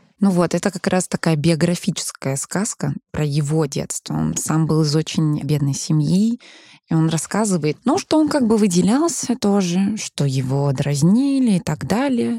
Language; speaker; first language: Russian; early bilingual, heritage; Danish